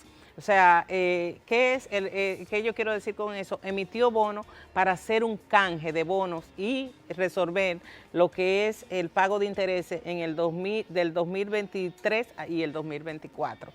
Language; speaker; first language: Spanish; native; Spanish